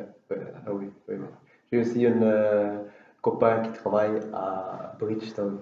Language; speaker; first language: French; non-native, learner; Dutch